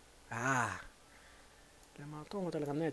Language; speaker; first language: French; native; French